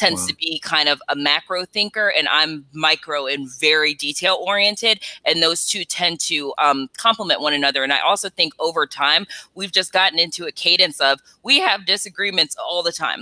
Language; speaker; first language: English; native; English